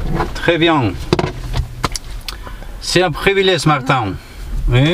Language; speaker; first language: French; non-native, learner; Spanish